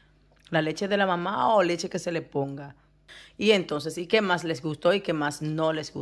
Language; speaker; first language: Spanish; native; Spanish